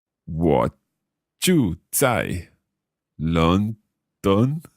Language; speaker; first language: Chinese; non-native, learner; English